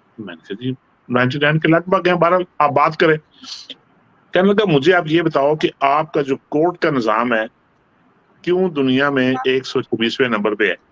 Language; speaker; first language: Urdu; native; Urdu